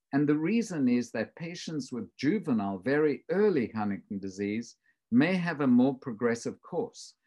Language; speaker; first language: English; native; English